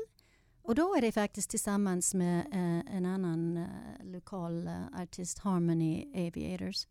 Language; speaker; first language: Swedish; non-native, fluent; English